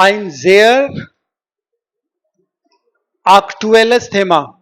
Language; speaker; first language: German; non-native, learner; Hindi